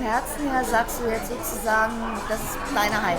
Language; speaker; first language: German; native; German